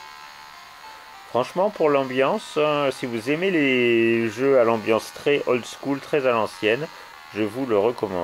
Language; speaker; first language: French; native; French